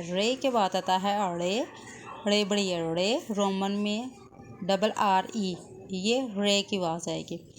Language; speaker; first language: Urdu; native; Urdu